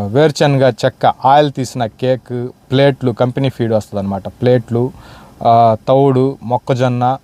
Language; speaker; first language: Telugu; non-native, local second language; Urdu